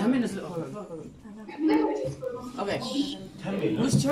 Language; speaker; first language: English; non-native, learner; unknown